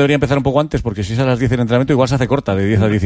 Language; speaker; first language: Spanish; native; Spanish